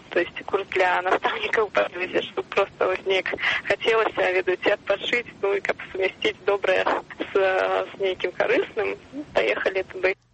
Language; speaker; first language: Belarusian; non-native, local second language; Russian